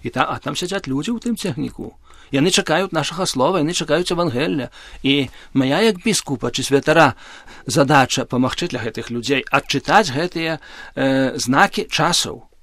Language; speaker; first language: Belarusian; native; Belarusian